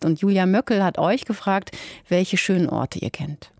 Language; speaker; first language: German; native; German